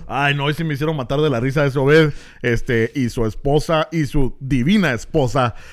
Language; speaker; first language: Spanish; native; Spanish